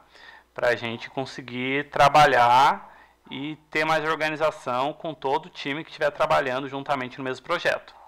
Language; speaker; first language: Portuguese; native; Portuguese